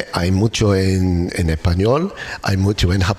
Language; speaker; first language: Spanish; non-native, learner; English